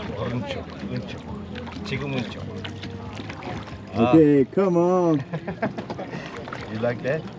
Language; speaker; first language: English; non-native, learner; Turkish